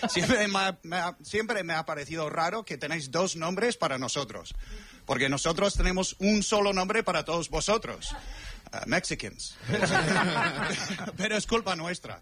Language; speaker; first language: Spanish; non-native, fluent; English